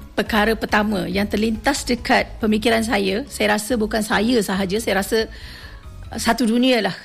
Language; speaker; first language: Malay; non-native, local second language; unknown